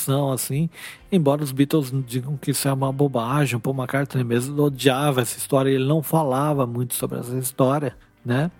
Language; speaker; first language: Portuguese; native; Portuguese